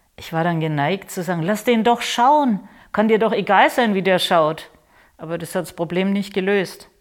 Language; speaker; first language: German; native; German